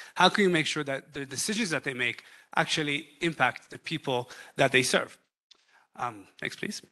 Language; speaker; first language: English; non-native, fluent; Hebrew